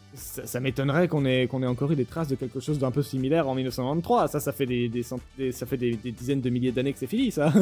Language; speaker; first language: French; native; French